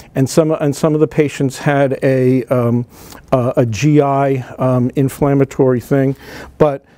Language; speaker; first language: English; native; English